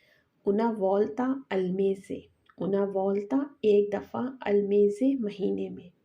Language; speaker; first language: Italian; non-native, learner; Urdu